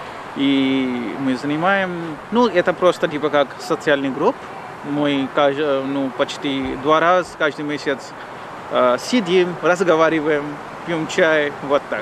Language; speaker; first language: Russian; non-native, learner; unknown